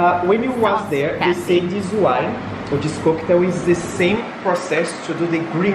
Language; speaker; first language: English; non-native, learner; Portuguese